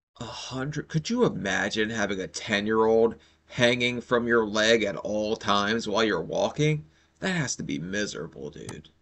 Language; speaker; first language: English; native; English